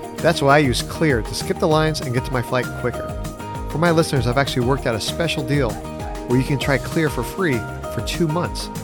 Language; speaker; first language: English; native; English